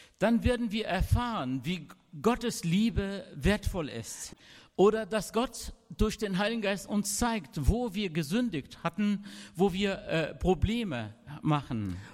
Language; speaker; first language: German; non-native, fluent; Arabic